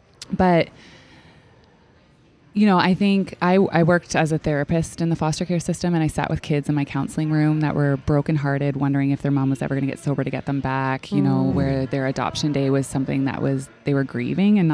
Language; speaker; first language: English; native; English